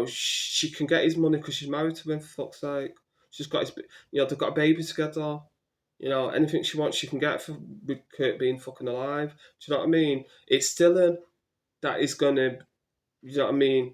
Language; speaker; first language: English; native; English